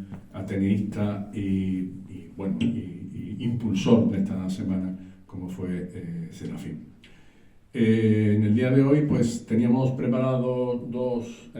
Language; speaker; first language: Spanish; native; Spanish